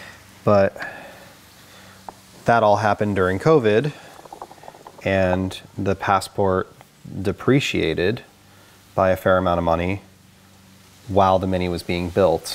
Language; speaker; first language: English; native; English